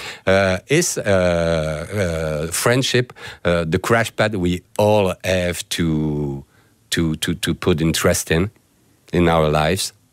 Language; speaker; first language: English; non-native, fluent; French